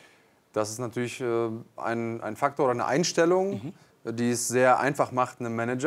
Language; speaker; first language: German; native; German